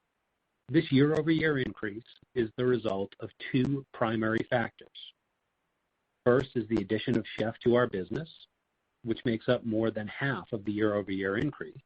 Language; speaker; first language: English; native; English